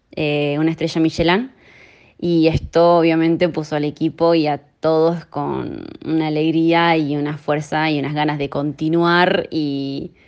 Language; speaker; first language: Spanish; native; Spanish